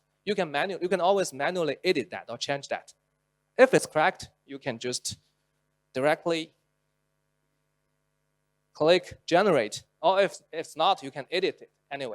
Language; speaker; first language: English; non-native, local second language; Chinese